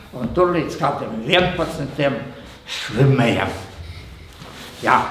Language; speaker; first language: Latvian; non-native, local second language; Russian